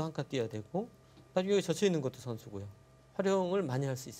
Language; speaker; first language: Korean; native; Korean